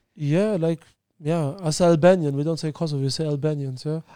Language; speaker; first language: English; early bilingual, other home language; Albanian